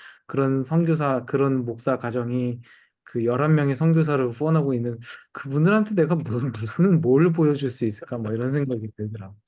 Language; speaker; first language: Korean; native; Korean